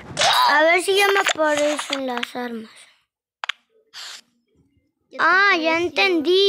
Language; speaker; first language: Spanish; native; Spanish